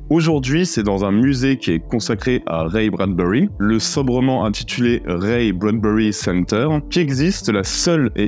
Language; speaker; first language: French; native; French